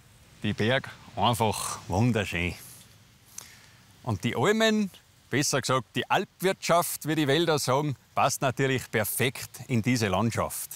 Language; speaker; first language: German; native; German